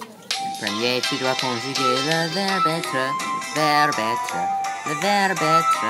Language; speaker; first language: French; non-native, learner; English